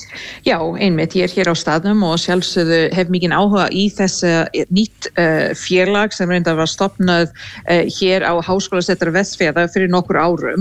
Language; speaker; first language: Icelandic; non-native, fluent; English